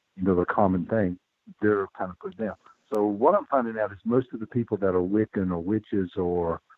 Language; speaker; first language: English; native; English